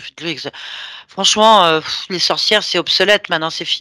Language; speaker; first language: French; native; French